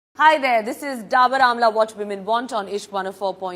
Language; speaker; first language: English; non-native, local second language; Hindi